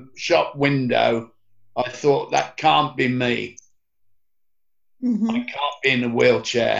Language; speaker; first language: English; native; English